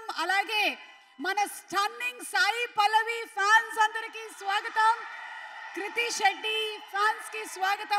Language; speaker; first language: Telugu; native; Telugu